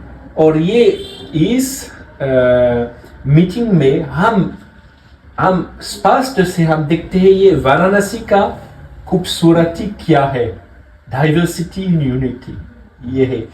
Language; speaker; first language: Hindi; non-native, learner; French